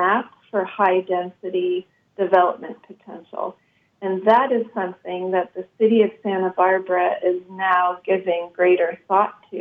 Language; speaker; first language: English; native; English